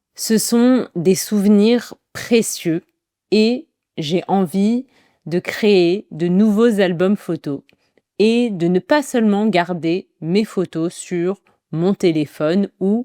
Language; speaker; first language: French; native; French